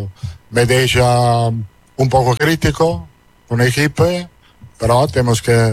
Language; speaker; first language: Portuguese; non-native, learner; Italian